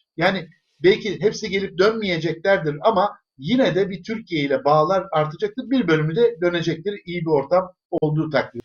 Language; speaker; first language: Turkish; early bilingual, other home language; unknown